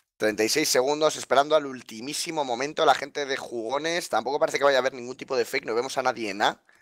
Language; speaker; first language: Spanish; native; Spanish